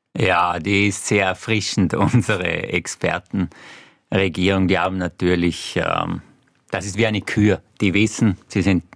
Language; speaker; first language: German; native; German